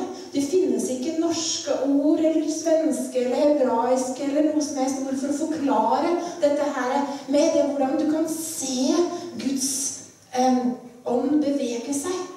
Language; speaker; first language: Norwegian; native; Norwegian